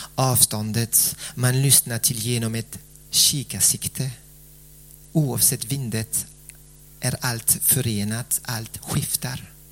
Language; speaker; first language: Swedish; early bilingual, heritage; Swedish